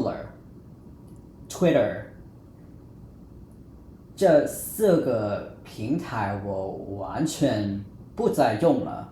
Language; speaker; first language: Chinese; non-native, fluent; English